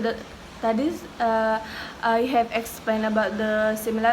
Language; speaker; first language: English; non-native, learner; Indonesian